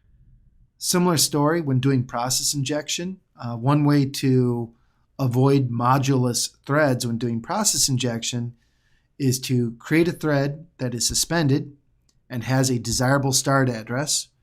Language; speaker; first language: English; native; English